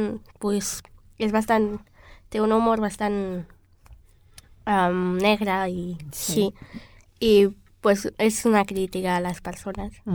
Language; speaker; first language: Catalan; non-native, local second language; Spanish